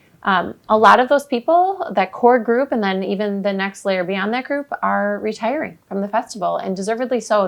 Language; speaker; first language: English; native; English